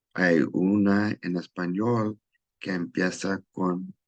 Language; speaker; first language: Spanish; non-native, learner; English